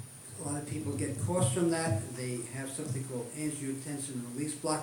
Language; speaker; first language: English; native; English